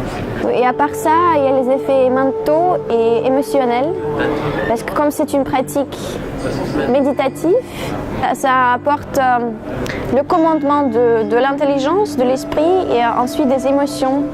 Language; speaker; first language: French; non-native, fluent; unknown